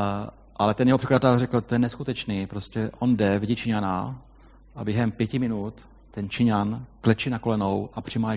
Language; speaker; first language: Czech; native; Czech